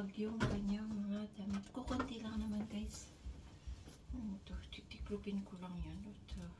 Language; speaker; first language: Filipino; native; Filipino